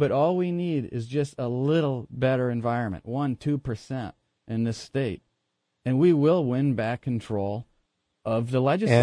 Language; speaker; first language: English; native; English